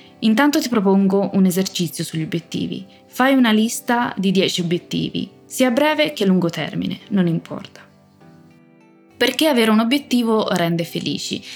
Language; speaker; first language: Italian; native; Italian